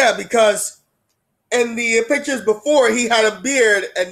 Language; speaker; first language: English; native; English